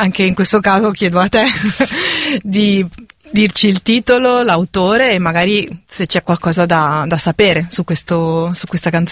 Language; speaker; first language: Italian; native; Italian